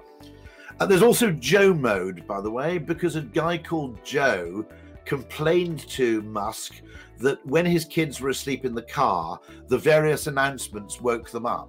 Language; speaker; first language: English; native; English